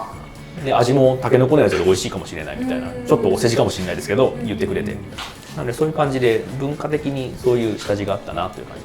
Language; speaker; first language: Japanese; native; Japanese